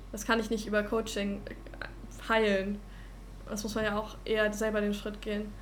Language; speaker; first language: German; native; German